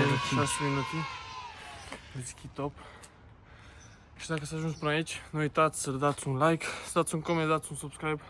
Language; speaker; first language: Romanian; native; Romanian